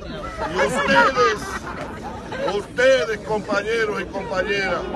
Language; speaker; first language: Spanish; native; Spanish